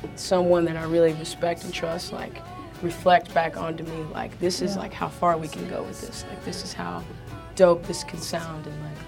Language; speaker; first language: English; native; English